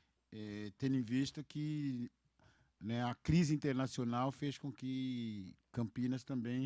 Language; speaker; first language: Portuguese; native; Portuguese